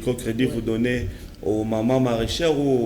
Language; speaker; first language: French; non-native, local second language; Lingala